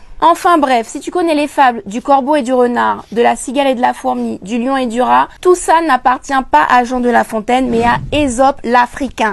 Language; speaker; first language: French; native; French